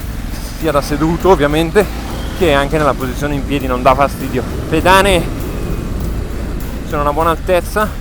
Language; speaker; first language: Italian; native; Italian